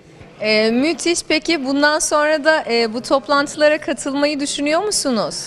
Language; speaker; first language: Turkish; native; Turkish